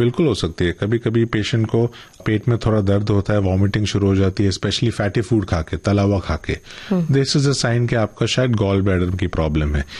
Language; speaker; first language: Hindi; non-native, local second language; Gujarati